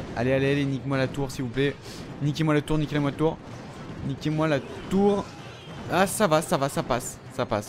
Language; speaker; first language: French; native; French